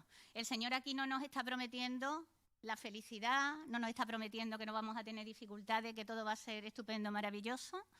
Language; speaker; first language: Spanish; native; Spanish